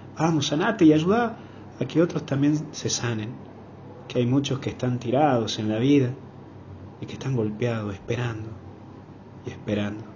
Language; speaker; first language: Spanish; native; Spanish